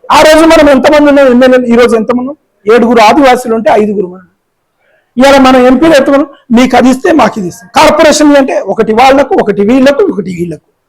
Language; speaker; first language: Telugu; non-native, local second language; Lambadi